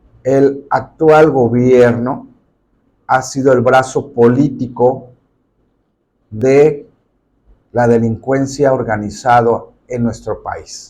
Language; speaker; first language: Spanish; native; Spanish